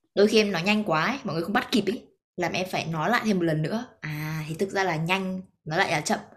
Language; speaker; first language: Vietnamese; native; Vietnamese